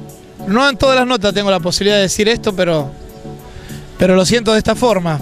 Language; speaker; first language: Spanish; native; Spanish